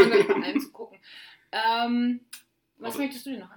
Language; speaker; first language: German; native; German